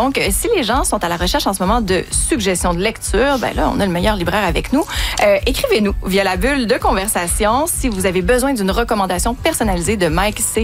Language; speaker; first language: French; native; French